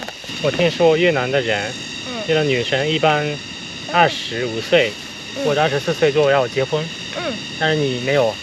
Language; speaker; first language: Chinese; non-native, fluent; Japanese